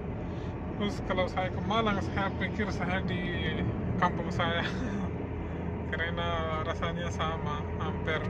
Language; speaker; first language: Indonesian; non-native, learner; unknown